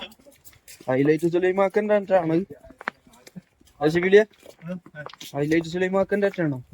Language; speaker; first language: Malayalam; native; Malayalam